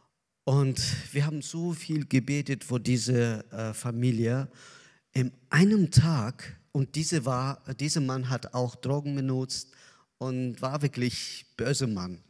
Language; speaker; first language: German; non-native, learner; Azerbaijani